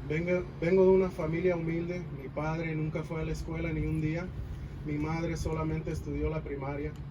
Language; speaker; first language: Spanish; early bilingual, heritage; Spanish